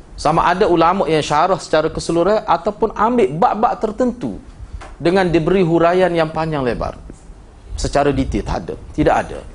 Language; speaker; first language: Malay; native; Malay